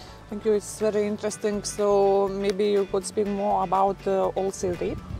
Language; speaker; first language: English; non-native, learner; Lithuanian